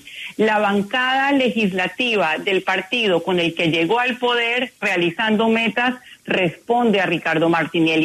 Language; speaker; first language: Spanish; native; Spanish